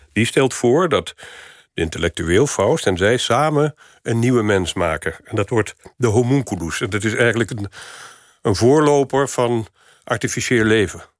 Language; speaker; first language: Dutch; native; Dutch